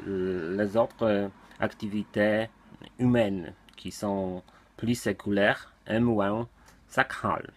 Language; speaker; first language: French; non-native, learner; Polish